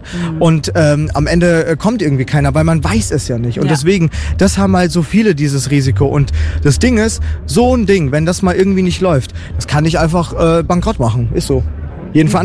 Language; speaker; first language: German; native; German